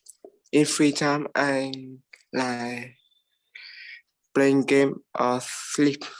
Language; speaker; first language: English; non-native, learner; Vietnamese